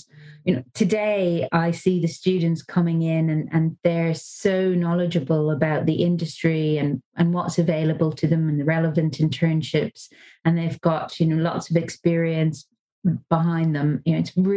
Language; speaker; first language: English; native; English